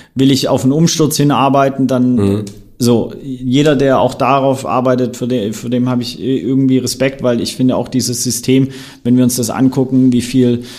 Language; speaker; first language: German; native; German